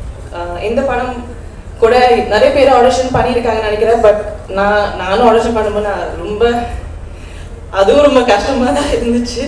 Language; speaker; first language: Tamil; non-native, fluent; Malayalam